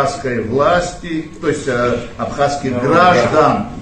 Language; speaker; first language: Russian; non-native, local second language; Abkhazian